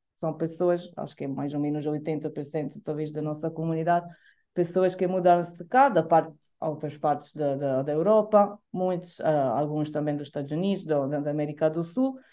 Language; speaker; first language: Portuguese; non-native, fluent; Italian